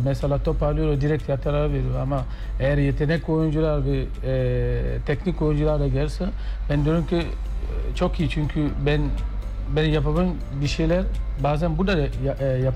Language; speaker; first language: Turkish; non-native, learner; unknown